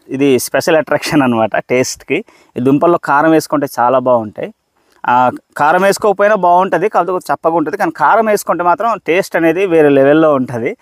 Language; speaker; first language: Telugu; non-native, local second language; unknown